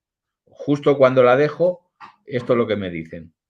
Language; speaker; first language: Spanish; native; Spanish